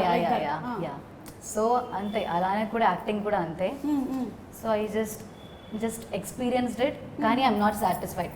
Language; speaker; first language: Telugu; non-native, learner; Malayalam